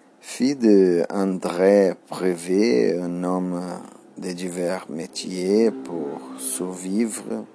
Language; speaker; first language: French; non-native, learner; Portuguese